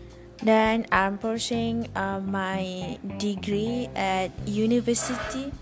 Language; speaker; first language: English; non-native, learner; Malay